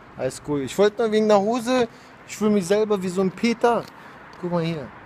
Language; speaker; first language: German; non-native, fluent; Russian